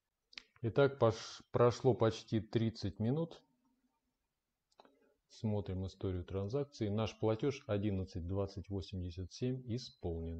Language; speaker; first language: Russian; native; Russian